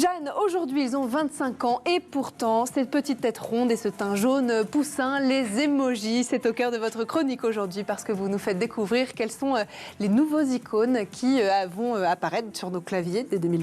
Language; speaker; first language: French; native; French